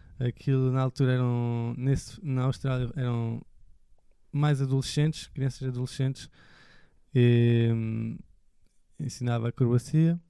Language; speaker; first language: Portuguese; early bilingual, other home language; French